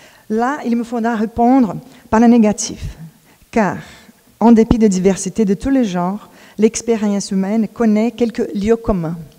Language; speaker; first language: French; non-native, fluent; Portuguese